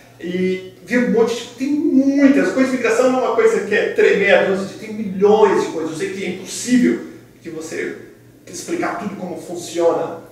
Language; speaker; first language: Portuguese; native; Portuguese